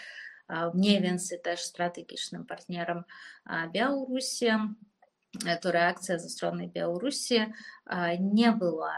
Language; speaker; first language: Polish; non-native, fluent; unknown